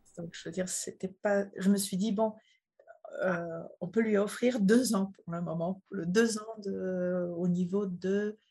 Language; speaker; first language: French; non-native, fluent; Polish